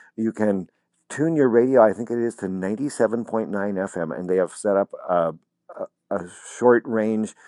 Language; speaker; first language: English; native; English